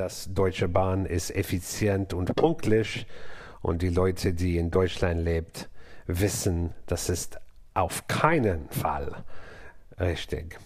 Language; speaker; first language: German; non-native, learner; English